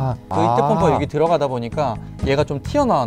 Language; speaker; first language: Korean; native; Korean